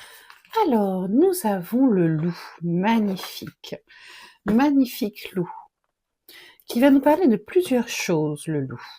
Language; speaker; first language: French; native; French